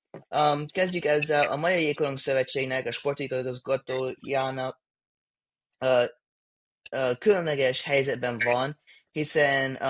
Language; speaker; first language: Hungarian; early bilingual, heritage; English